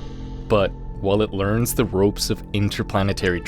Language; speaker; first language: English; native; English